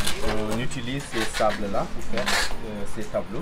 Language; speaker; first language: French; non-native, local second language; Wolof